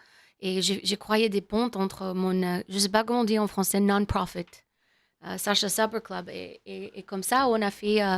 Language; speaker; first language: French; non-native, learner; English